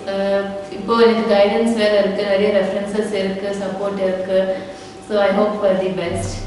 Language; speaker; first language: Tamil; non-native, local second language; Telugu